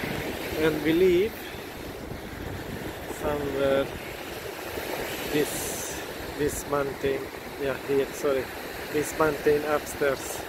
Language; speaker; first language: English; non-native, learner; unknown